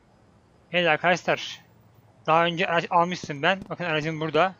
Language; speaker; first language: Turkish; native; Turkish